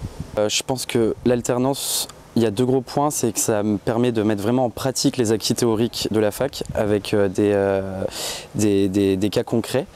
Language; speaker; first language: French; native; French